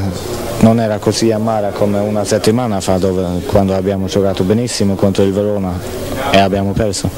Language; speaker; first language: Italian; non-native, fluent; Swedish